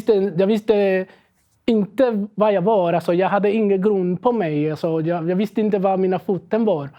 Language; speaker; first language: Swedish; non-native, learner; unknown